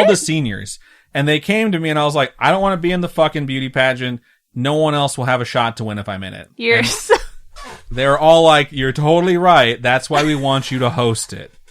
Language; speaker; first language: English; native; English